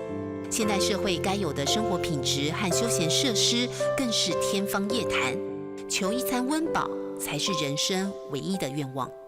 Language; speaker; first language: Chinese; native; Chinese